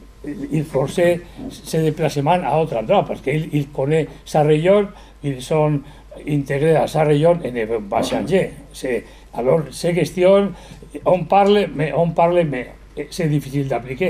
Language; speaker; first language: French; non-native, learner; Spanish